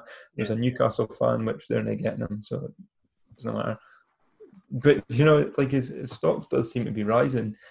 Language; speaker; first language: English; native; English